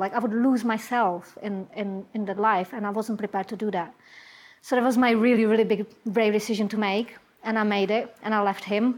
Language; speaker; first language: English; non-native, fluent; Czech